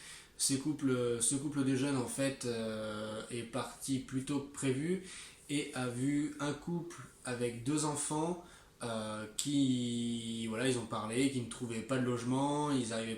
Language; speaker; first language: French; native; French